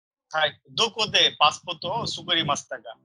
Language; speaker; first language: Japanese; non-native, fluent; Bangla